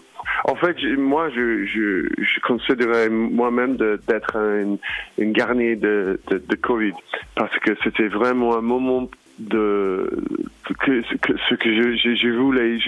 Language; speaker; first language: French; non-native, learner; English